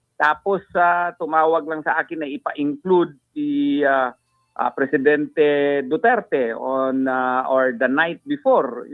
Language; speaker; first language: Filipino; non-native, local second language; Cebuano